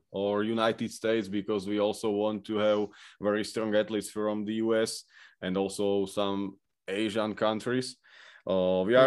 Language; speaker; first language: English; non-native, fluent; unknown